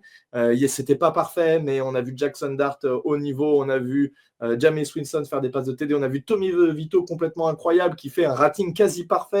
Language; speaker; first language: French; native; French